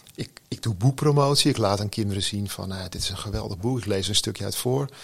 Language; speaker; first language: Dutch; native; Dutch